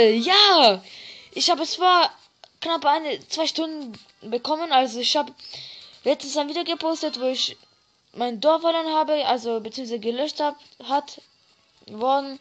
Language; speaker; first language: German; early bilingual, other home language; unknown